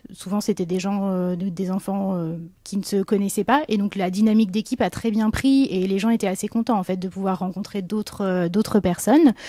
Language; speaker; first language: French; native; French